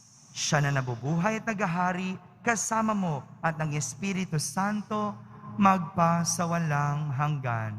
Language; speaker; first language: Filipino; native; Filipino